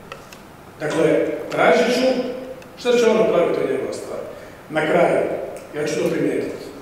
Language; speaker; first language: Croatian; native; Croatian